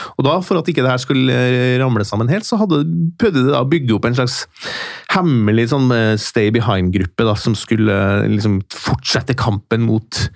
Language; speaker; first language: Norwegian; native; Norwegian